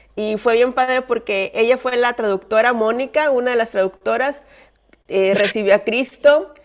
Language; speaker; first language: Spanish; native; Spanish